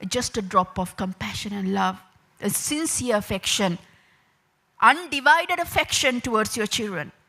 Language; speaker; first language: English; non-native, local second language; Sinhala